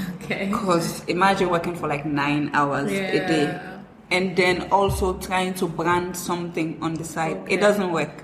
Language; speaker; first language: English; non-native, local second language; Fula